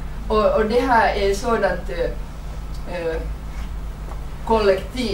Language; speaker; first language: Swedish; non-native, fluent; Finnish